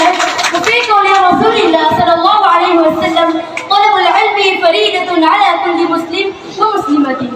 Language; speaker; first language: Arabic; non-native, learner; Maranao